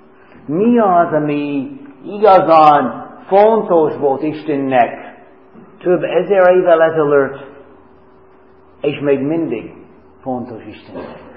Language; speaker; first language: Hungarian; non-native, fluent; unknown